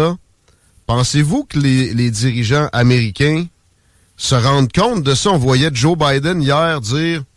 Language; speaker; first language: French; native; French